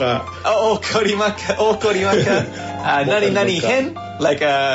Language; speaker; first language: Japanese; non-native, fluent; English